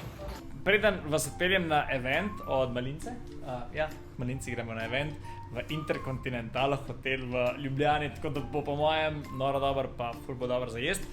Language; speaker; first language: Slovenian; native; Slovenian